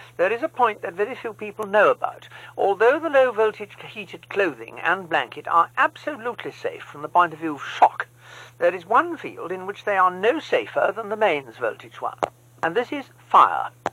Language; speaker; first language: English; native; English